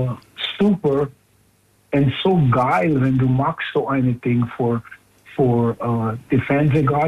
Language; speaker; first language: German; non-native, fluent; English